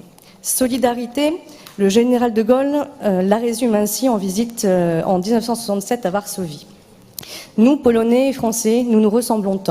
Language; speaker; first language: French; native; French